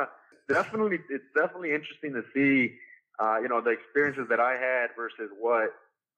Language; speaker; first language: English; native; English